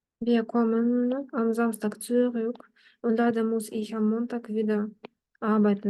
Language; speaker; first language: German; non-native, fluent; Ukrainian